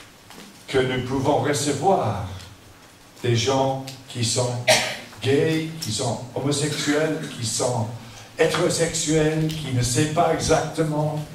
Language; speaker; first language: French; non-native, fluent; English